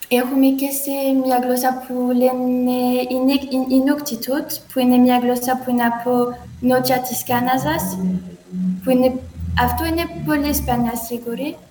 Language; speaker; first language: Greek; non-native, learner; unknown